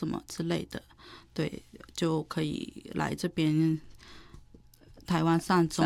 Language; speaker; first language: Chinese; non-native, fluent; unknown